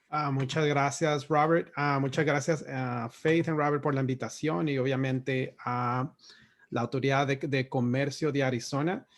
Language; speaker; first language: Spanish; native; Spanish